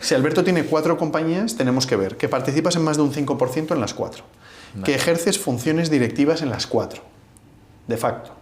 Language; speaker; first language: Spanish; native; Spanish